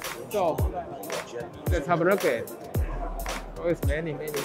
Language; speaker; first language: English; non-native, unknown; Japanese